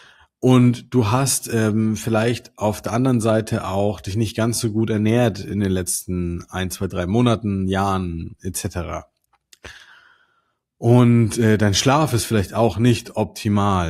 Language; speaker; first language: German; native; German